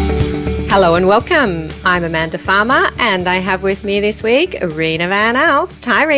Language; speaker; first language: English; native; English